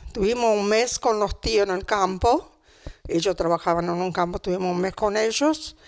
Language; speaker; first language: Spanish; non-native, fluent; Italian